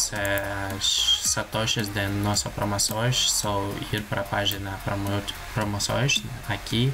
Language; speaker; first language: Portuguese; non-native, learner; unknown